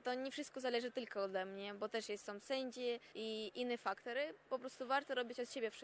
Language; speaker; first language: Polish; non-native, fluent; Russian